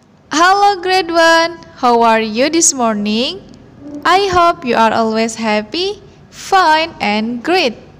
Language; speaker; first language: English; non-native, fluent; Indonesian